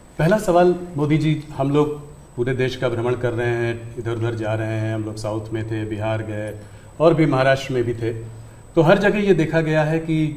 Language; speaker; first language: Hindi; native; Hindi